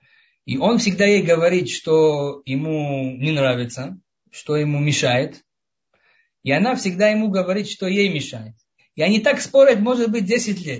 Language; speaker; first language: Russian; early bilingual, heritage; Russian